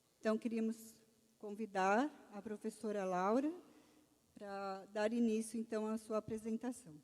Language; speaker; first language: Portuguese; native; Portuguese